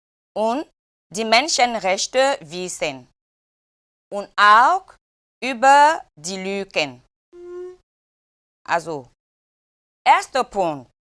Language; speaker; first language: German; non-native, learner; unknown